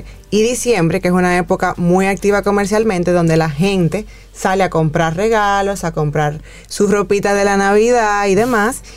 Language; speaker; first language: Spanish; native; Spanish